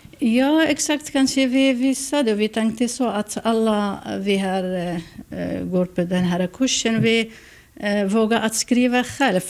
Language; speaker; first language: Swedish; non-native, learner; Kurdish